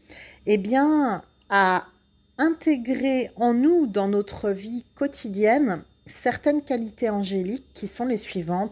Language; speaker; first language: French; native; French